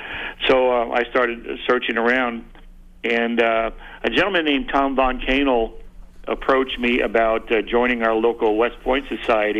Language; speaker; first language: English; native; English